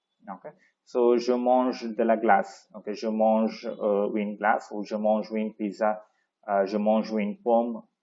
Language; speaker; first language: French; non-native, fluent; Tamil